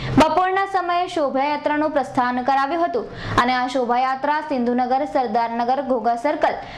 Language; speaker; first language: Gujarati; native; Gujarati